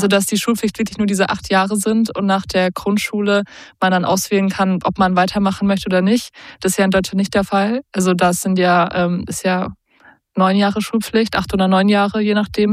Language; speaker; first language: German; native; German